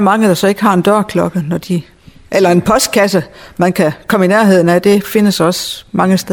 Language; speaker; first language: Danish; native; Danish